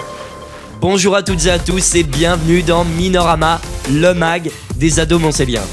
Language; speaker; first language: French; native; French